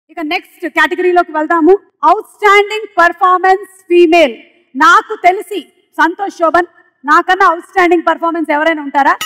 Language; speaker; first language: Telugu; non-native, local second language; Malayalam